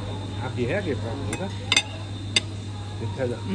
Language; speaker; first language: German; native; German